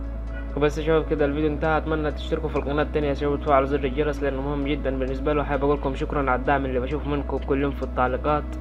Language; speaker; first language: Arabic; native; Arabic